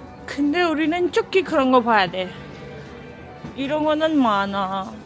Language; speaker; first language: Korean; non-native, learner; Urdu